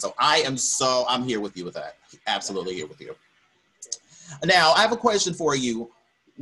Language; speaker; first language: English; native; English